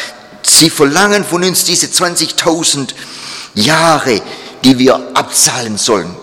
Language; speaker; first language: German; non-native, fluent; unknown